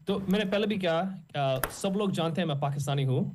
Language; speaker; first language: Urdu; native; Urdu